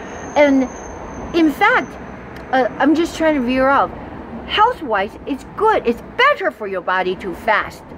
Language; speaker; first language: English; non-native, fluent; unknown